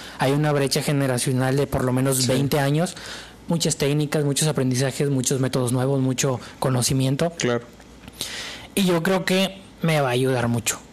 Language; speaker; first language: Spanish; native; Spanish